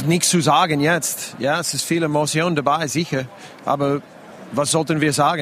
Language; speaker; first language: German; non-native, fluent; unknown